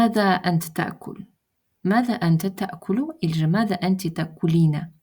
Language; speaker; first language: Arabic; non-native, fluent; Russian